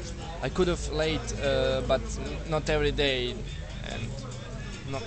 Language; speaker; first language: English; non-native, learner; Serbian